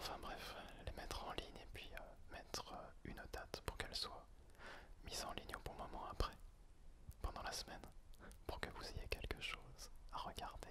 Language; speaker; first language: French; native; French